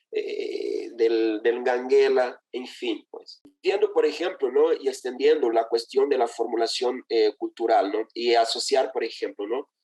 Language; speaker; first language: Spanish; non-native, fluent; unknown